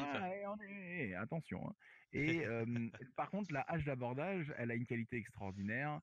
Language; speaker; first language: French; native; French